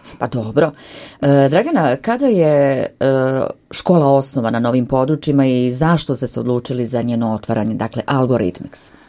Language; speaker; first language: Croatian; native; Croatian